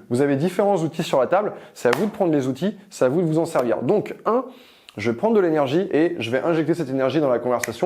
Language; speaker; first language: French; native; French